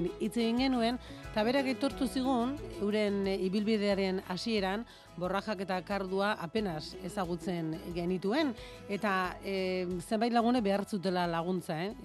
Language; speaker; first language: Basque; native; Basque